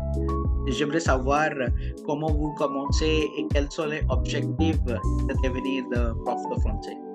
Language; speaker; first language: French; non-native, local second language; Hindi